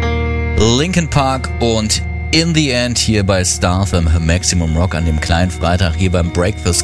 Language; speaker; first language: German; native; German